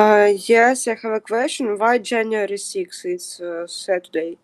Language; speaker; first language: English; non-native, fluent; Ukrainian